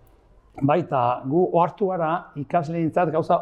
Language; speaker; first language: Basque; native; Basque